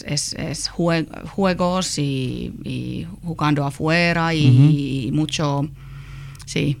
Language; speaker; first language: Spanish; non-native, learner; Finnish